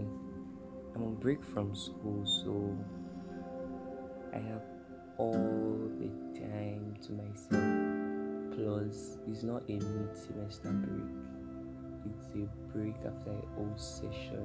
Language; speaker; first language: English; non-native, local second language; Yoruba